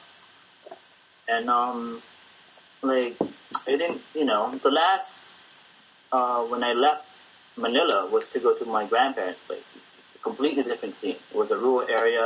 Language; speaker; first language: English; non-native, local second language; Filipino